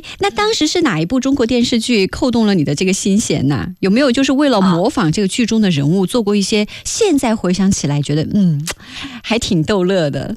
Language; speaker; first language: Chinese; native; Chinese